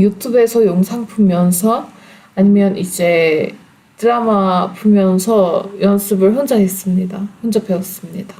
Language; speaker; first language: Korean; non-native, fluent; Turkish